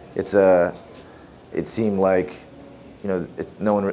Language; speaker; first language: English; native; English